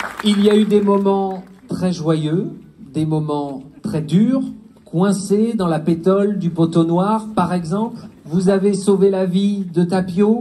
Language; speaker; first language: French; native; French